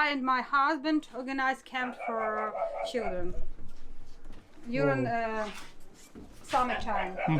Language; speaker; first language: English; non-native, learner; Ukrainian